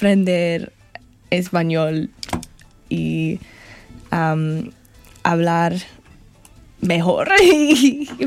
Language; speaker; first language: Spanish; non-native, learner; English